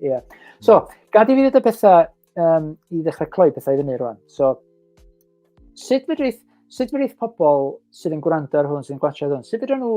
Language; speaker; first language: Welsh; native; Welsh